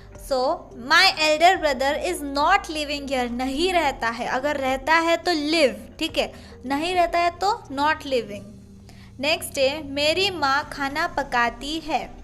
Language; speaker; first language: Hindi; native; Hindi